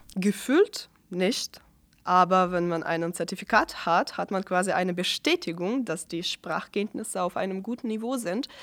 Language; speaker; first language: German; non-native, fluent; Russian